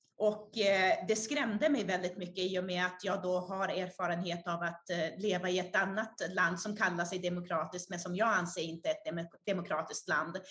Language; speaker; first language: Swedish; early bilingual, other home language; Portuguese